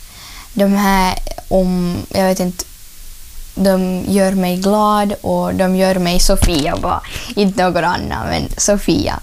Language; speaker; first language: Swedish; non-native, learner; Russian